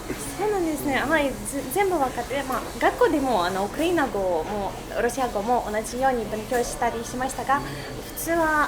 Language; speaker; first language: Japanese; non-native, fluent; Russian